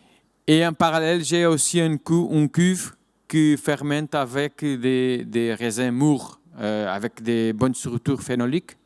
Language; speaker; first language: French; non-native, fluent; Portuguese